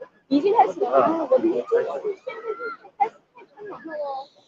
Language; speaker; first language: Chinese; native; Chinese